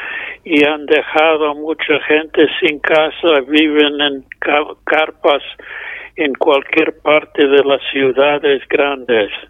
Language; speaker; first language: Spanish; non-native, fluent; English